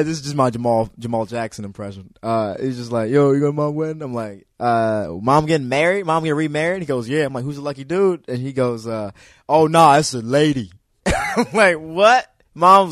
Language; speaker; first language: English; native; English